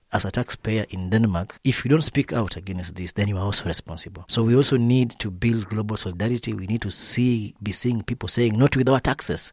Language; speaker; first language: English; non-native, local second language; Luo (Kenya and Tanzania)